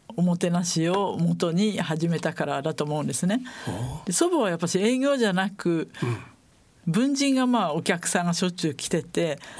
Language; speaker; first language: Japanese; native; Japanese